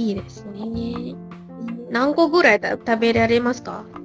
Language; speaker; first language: Japanese; non-native, learner; Malay